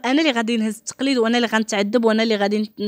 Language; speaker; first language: Arabic; native; Arabic